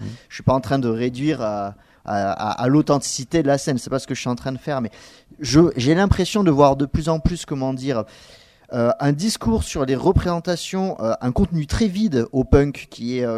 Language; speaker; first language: French; native; French